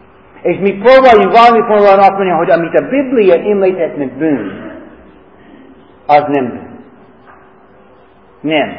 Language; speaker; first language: Hungarian; non-native, fluent; English